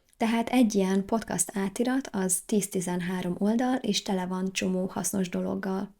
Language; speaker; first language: Hungarian; native; Hungarian